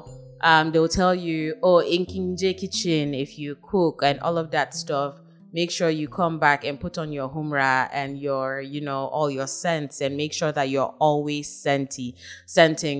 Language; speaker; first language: English; non-native, local second language; Hausa